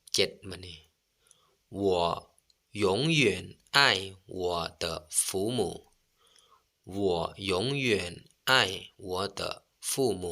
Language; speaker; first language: Chinese; non-native, fluent; Lao